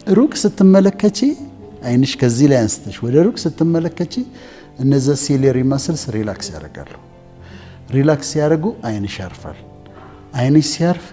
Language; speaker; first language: Amharic; native; Amharic